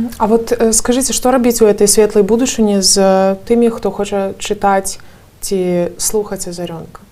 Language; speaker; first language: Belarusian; non-native, local second language; Russian